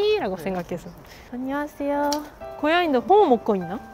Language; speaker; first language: Korean; non-native, fluent; Japanese